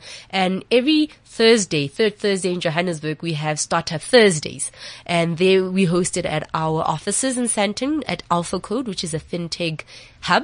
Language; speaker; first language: English; non-native, local second language; Southern Sotho